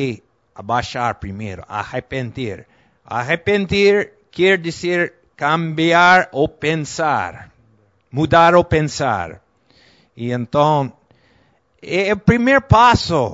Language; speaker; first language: Portuguese; non-native, fluent; Spanish